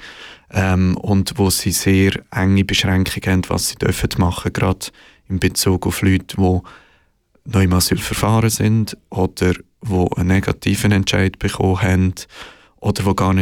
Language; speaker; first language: German; native; German